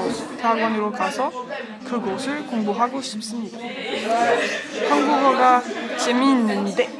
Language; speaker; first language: Korean; non-native, learner; French